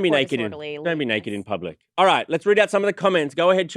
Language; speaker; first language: English; native; English